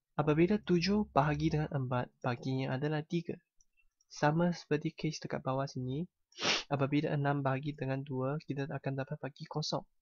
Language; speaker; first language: Malay; non-native, local second language; Chinese